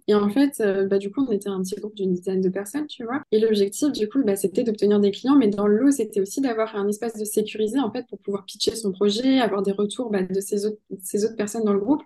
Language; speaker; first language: French; native; French